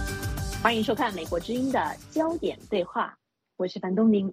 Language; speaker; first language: Chinese; native; Chinese